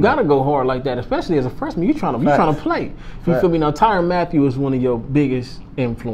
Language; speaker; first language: English; native; English